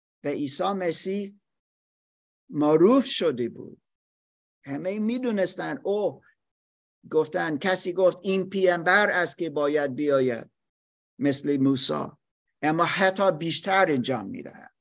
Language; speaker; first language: Persian; non-native, fluent; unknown